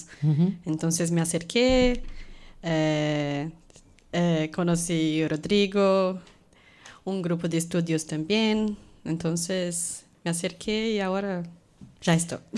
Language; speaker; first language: Spanish; non-native, fluent; Portuguese